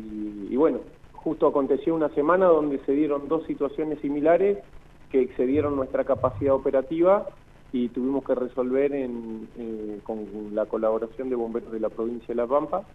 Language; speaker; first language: Spanish; native; Spanish